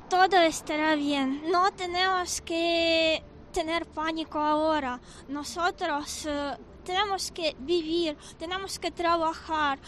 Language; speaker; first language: Spanish; non-native, fluent; Ukrainian